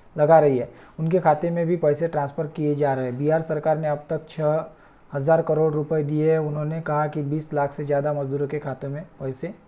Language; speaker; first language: Hindi; non-native, local second language; Marathi